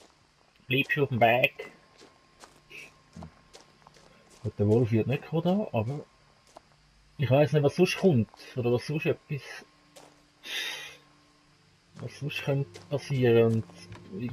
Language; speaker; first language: German; native; German